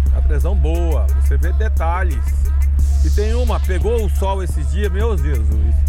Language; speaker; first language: Portuguese; native; Portuguese